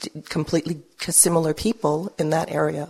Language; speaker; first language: English; early bilingual, other home language; Spanish